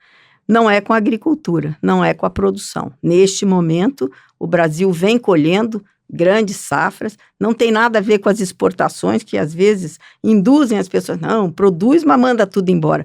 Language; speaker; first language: Portuguese; native; Portuguese